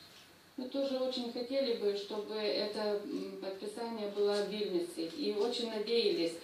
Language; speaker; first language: Russian; non-native, fluent; Lithuanian